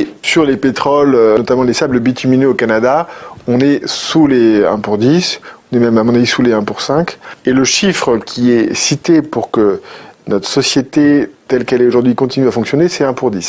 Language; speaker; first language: French; native; French